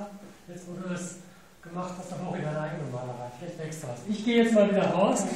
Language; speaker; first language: German; native; German